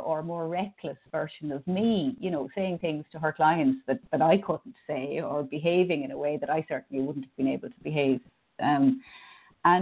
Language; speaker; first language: English; native; English